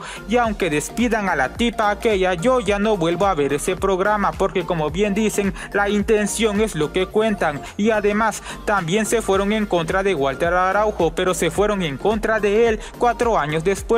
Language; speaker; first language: Spanish; native; Spanish